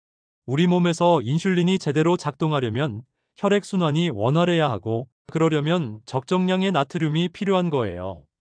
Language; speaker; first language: Korean; native; Korean